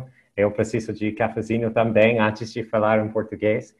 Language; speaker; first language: Portuguese; non-native, fluent; English